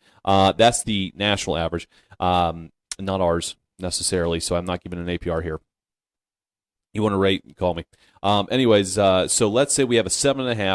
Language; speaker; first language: English; native; English